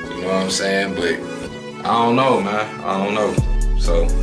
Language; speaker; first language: English; native; English